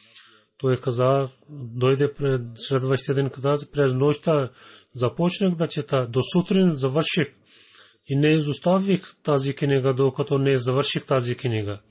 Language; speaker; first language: Bulgarian; non-native, learner; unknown